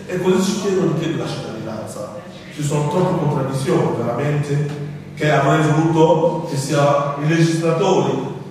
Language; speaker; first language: Italian; non-native, fluent; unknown